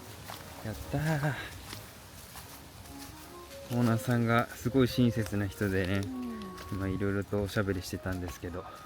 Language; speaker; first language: Japanese; native; Japanese